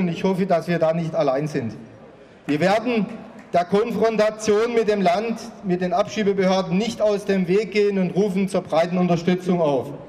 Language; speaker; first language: German; native; German